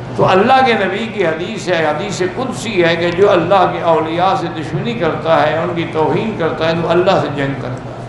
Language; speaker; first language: Urdu; native; Urdu